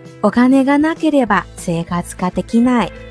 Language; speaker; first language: Japanese; non-native, fluent; Chinese